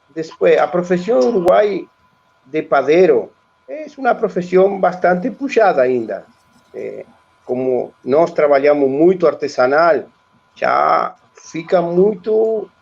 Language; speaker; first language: Portuguese; non-native, learner; Spanish